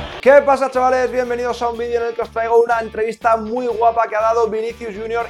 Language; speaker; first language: Spanish; native; Spanish